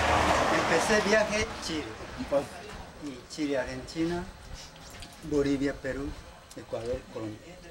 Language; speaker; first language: Spanish; non-native, learner; Japanese